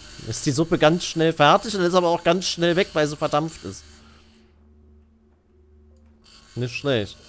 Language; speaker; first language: German; native; German